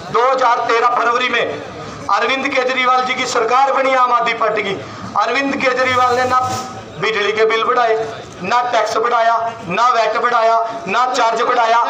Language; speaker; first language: Hindi; native; Hindi